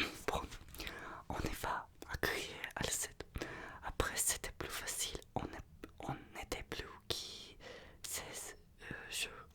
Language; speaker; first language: French; non-native, learner; Russian